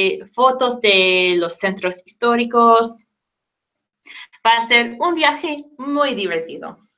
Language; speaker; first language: Spanish; non-native, fluent; English